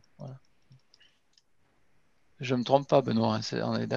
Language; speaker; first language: French; native; French